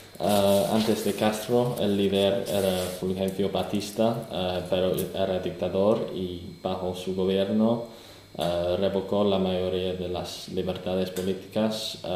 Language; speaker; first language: Spanish; non-native, learner; English